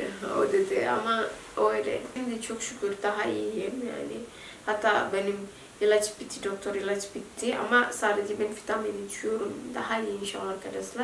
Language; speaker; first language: Turkish; non-native, learner; Indonesian